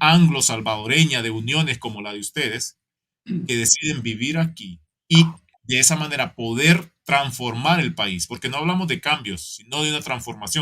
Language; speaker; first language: Spanish; native; Spanish